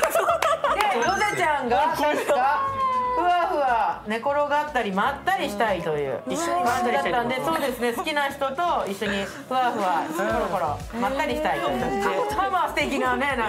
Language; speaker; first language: Japanese; native; Japanese